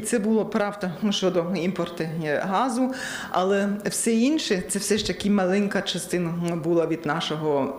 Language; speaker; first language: Ukrainian; non-native, learner; German